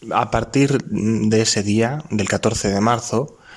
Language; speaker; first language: Spanish; native; Spanish